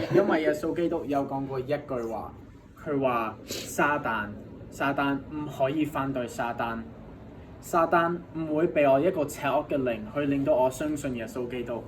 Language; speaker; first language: Cantonese; non-native, fluent; English